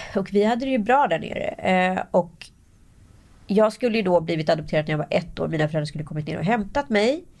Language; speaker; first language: Swedish; native; Swedish